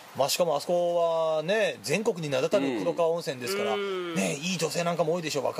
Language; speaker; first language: Japanese; native; Japanese